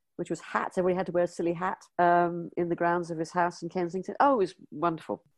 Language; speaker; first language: English; native; English